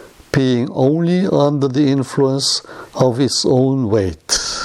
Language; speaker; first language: English; non-native, fluent; Korean